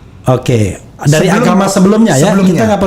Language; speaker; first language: Indonesian; native; Indonesian